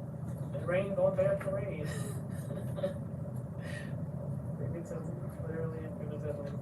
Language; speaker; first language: English; native; English